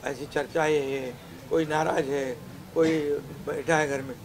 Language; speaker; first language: Hindi; non-native, local second language; Marathi